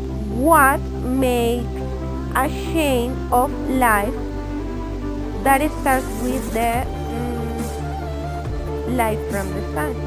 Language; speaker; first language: English; non-native, fluent; Spanish